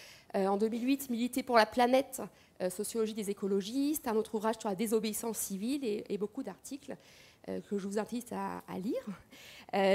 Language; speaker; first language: French; native; French